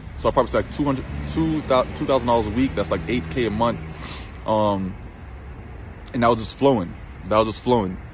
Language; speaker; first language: English; native; English